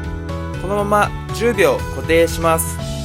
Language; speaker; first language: Japanese; native; Japanese